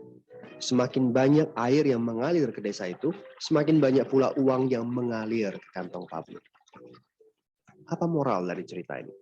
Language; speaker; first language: Indonesian; native; Indonesian